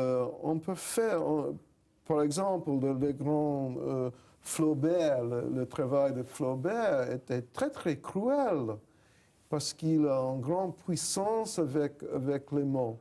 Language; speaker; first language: French; non-native, fluent; English